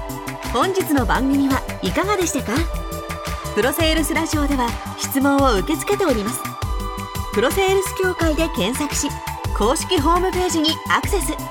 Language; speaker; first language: Japanese; native; Japanese